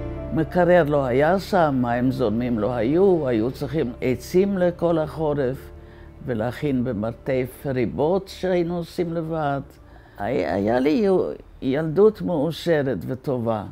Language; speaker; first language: Hebrew; non-native, fluent; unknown